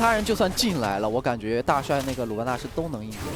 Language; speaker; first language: Chinese; native; Chinese